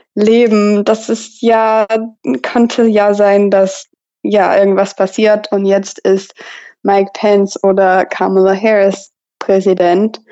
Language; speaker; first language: German; non-native, fluent; English